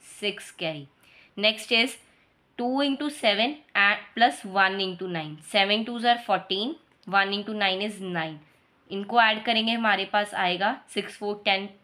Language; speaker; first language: Hindi; non-native, local second language; Punjabi